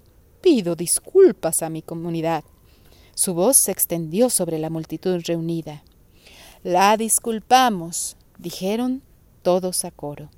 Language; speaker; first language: Spanish; native; Spanish